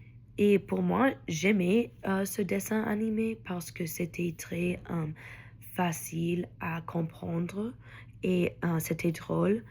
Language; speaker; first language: French; non-native, learner; English